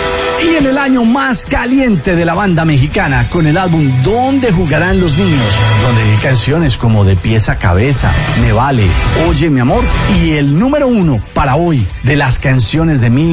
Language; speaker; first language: Spanish; native; Spanish